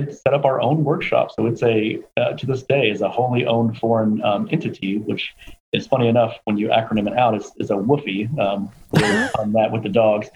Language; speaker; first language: English; native; English